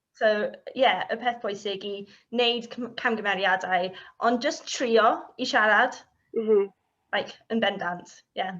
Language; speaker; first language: Welsh; non-native, learner; English